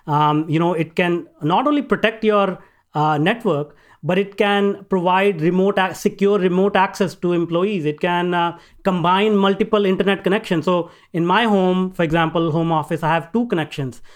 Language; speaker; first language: English; non-native, local second language; Hindi